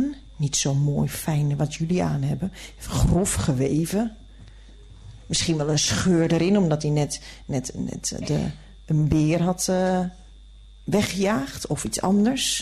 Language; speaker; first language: Dutch; native; Dutch